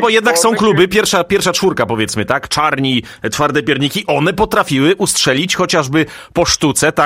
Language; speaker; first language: Polish; native; Polish